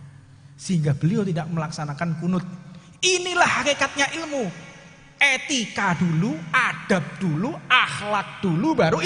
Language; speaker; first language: Indonesian; non-native, local second language; Javanese